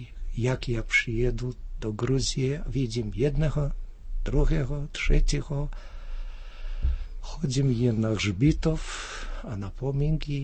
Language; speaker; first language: Czech; early bilingual, heritage; Czech